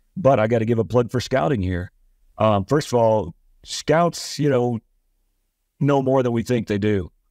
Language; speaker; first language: English; native; English